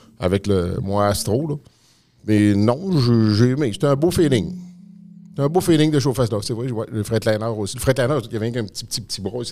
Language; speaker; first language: French; native; French